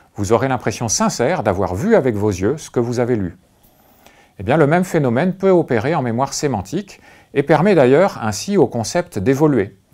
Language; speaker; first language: French; native; French